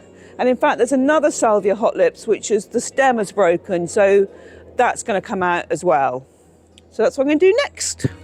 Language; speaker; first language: English; native; English